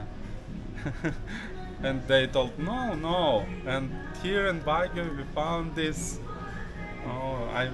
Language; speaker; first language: English; non-native, learner; Russian